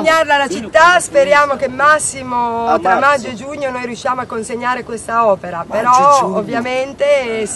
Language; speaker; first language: Italian; native; Italian